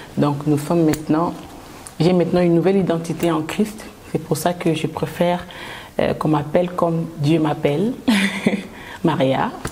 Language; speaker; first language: French; non-native, local second language; Lingala